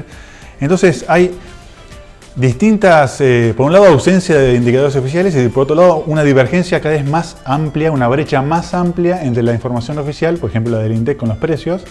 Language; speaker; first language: Spanish; native; Spanish